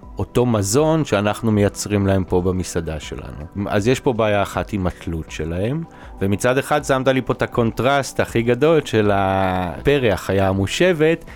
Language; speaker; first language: Hebrew; native; Hebrew